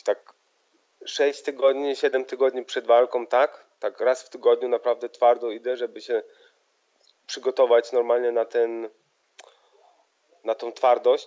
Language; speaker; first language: Polish; early bilingual, heritage; Polish